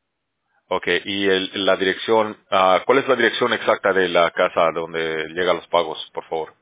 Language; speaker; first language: Spanish; native; Spanish